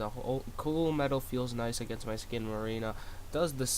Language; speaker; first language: English; native; English